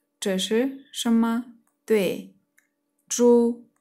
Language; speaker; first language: Chinese; non-native, fluent; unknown